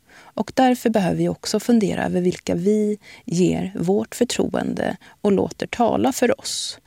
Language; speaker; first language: Swedish; early bilingual, other home language; Arabic